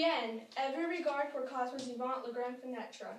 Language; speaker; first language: French; non-native, learner; English